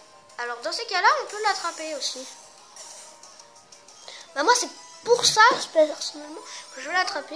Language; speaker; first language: French; native; French